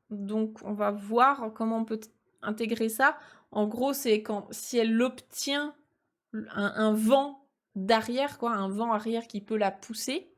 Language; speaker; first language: French; native; French